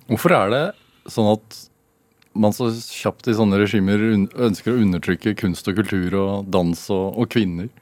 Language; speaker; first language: Norwegian; native; Norwegian